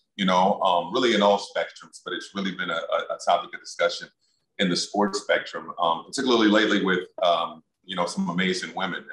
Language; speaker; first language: English; native; English